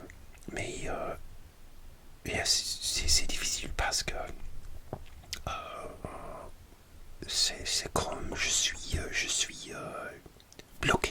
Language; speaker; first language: French; non-native, learner; English